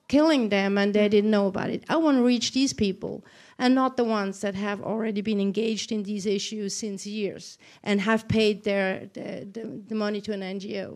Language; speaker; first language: English; non-native, fluent; German